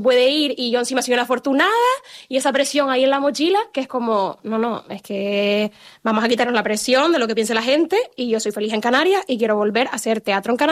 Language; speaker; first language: Spanish; native; Spanish